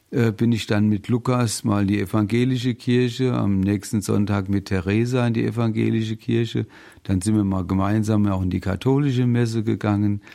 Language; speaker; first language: German; native; German